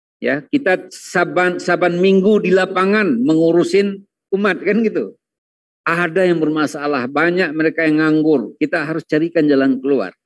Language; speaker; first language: Indonesian; non-native, local second language; Minangkabau